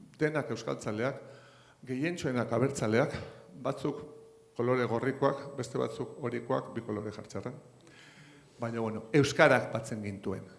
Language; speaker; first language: Basque; non-native, local second language; Spanish